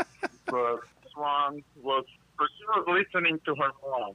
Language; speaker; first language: English; non-native, fluent; Russian